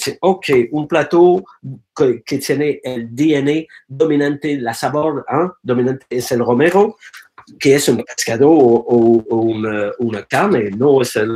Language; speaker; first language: Spanish; non-native, learner; French